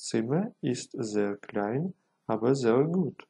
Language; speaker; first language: German; non-native, fluent; Ukrainian